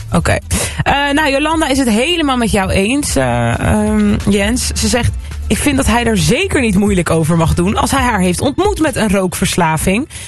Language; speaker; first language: Dutch; native; Dutch